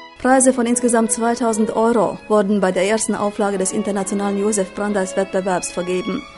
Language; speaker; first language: German; native; German